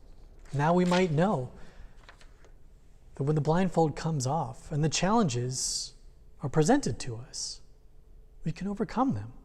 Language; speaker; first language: English; native; English